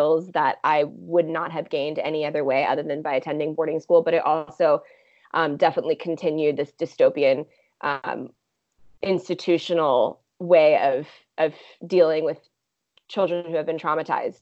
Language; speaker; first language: English; native; English